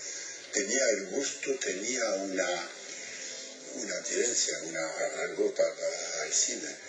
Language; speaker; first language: Spanish; non-native, fluent; French